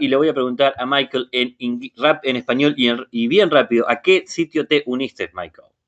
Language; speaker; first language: Spanish; non-native, fluent; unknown